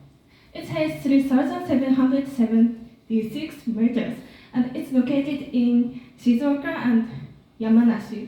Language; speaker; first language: English; non-native, learner; Japanese